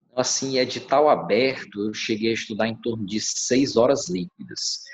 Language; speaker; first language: Portuguese; native; Portuguese